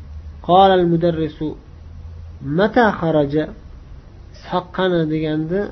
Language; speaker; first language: Arabic; non-native, fluent; Uzbek